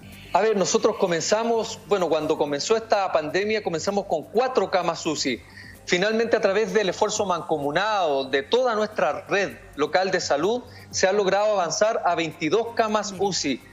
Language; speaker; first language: Spanish; native; Spanish